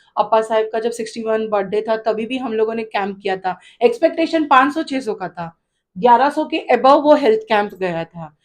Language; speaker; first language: Hindi; non-native, local second language; Gujarati